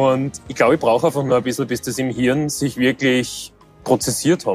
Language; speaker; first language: German; native; German